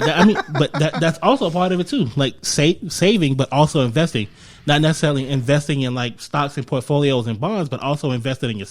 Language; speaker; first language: English; native; English